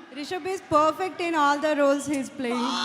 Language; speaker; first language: Telugu; non-native, learner; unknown